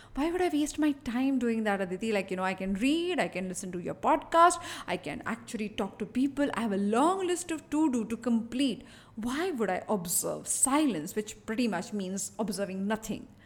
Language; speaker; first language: English; non-native, local second language; Hindi